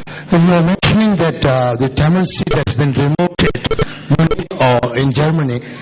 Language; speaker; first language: English; non-native, local second language; Tamil